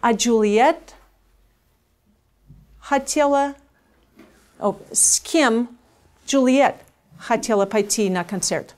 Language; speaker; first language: Russian; non-native, fluent; English